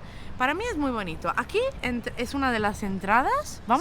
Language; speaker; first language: Spanish; non-native, local second language; Catalan